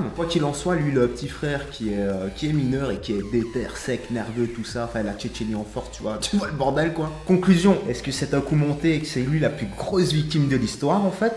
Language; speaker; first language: French; native; French